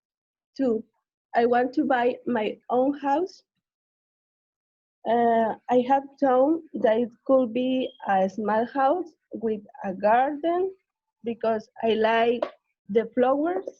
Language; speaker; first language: English; non-native, learner; Spanish